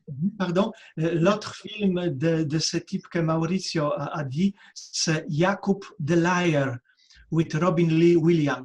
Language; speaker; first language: French; non-native, fluent; Polish